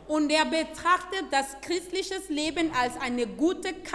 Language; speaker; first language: German; non-native, fluent; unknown